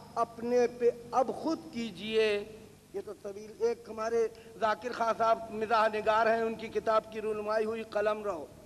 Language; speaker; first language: Urdu; native; Urdu